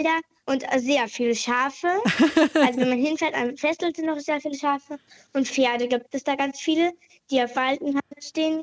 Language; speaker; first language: German; native; German